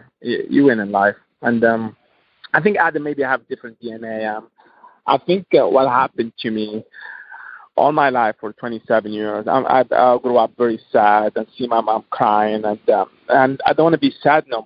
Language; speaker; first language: English; non-native, learner; Arabic